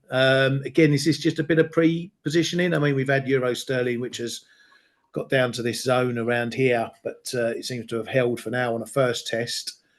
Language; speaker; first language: English; native; English